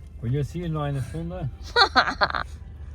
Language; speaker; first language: German; non-native, fluent; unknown